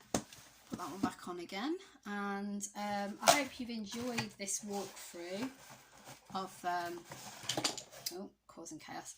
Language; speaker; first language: English; native; English